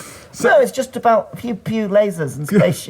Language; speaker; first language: English; native; English